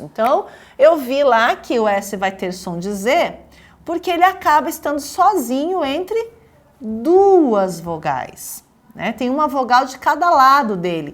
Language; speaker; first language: Portuguese; native; Portuguese